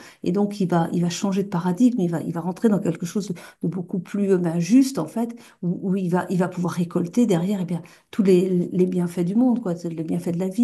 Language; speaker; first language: French; native; French